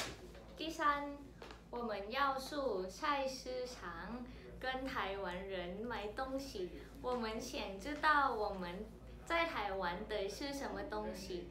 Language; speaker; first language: Chinese; non-native, learner; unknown